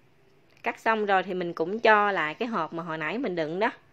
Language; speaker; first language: Vietnamese; native; Vietnamese